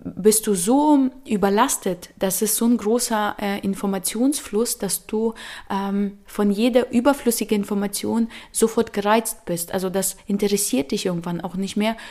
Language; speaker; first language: German; early bilingual, other home language; Ukrainian